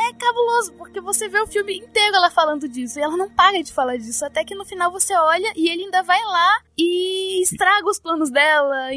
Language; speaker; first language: Portuguese; native; Portuguese